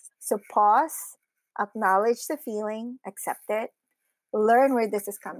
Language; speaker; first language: English; non-native, local second language; Filipino